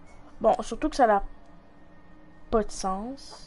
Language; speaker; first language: French; native; French